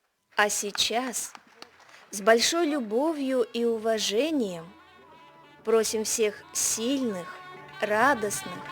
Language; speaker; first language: Russian; non-native, learner; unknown